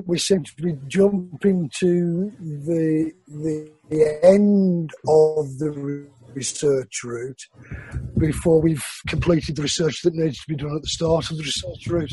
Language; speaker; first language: English; native; English